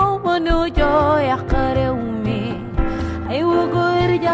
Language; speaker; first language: English; non-native, fluent; Wolof